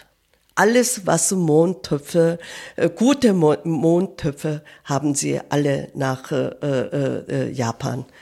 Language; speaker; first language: German; non-native, fluent; Korean